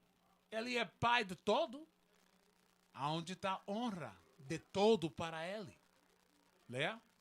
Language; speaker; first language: Portuguese; non-native, learner; Spanish